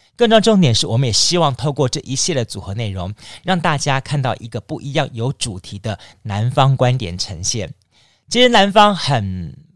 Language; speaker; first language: Chinese; native; Chinese